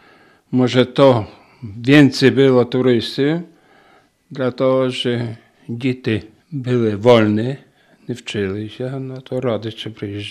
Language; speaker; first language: Polish; non-native, local second language; Ukrainian